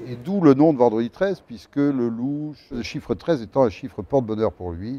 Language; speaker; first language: French; native; French